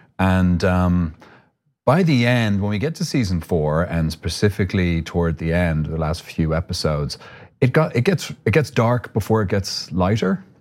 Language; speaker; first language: English; native; English